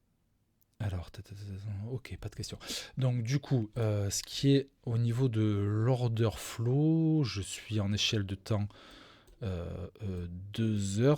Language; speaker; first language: French; native; French